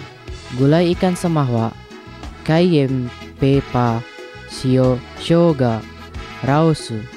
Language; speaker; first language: Japanese; non-native, fluent; Indonesian